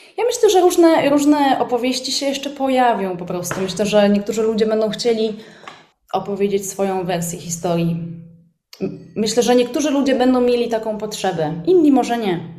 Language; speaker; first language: Polish; native; Polish